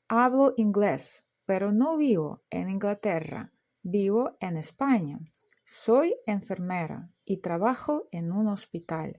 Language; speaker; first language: Spanish; non-native, fluent; Ukrainian